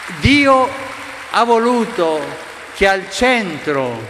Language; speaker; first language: Italian; non-native, fluent; Spanish